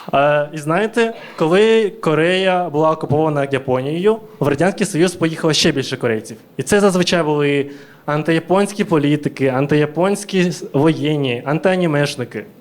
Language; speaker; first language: Ukrainian; early bilingual, other home language; Russian